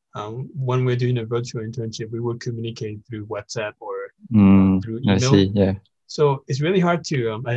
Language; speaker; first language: English; non-native, fluent; Burmese